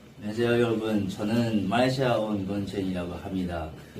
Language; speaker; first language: Korean; non-native, learner; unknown